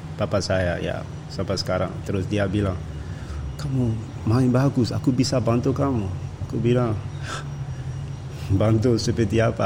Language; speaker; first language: Indonesian; non-native, fluent; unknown